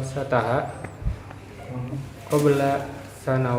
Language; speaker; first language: Arabic; non-native, learner; Indonesian